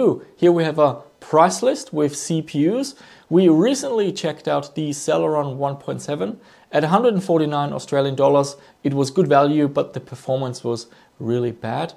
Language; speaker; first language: English; non-native, fluent; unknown